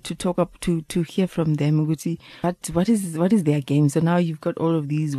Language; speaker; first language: English; non-native, local second language; Xhosa